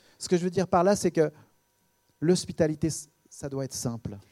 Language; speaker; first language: French; native; French